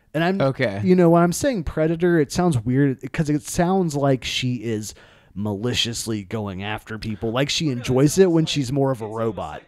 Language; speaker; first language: English; native; English